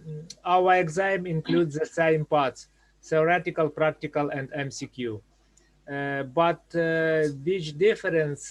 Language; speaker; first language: English; non-native, learner; Ukrainian